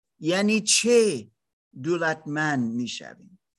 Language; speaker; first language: Persian; non-native, learner; German